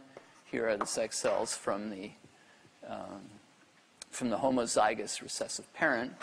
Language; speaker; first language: English; native; English